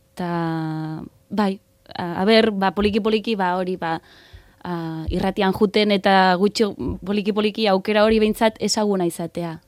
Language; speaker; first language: Basque; non-native, fluent; Catalan